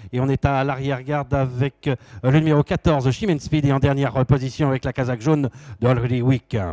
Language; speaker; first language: French; native; French